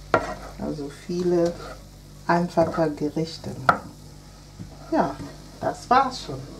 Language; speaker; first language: German; non-native, fluent; Akan